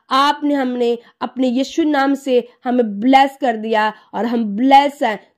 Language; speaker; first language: Hindi; non-native, local second language; Punjabi